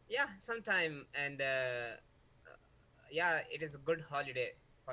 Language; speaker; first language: English; non-native, learner; Pashto